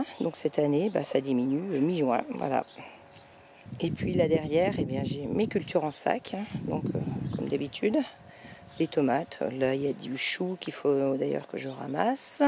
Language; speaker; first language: French; native; French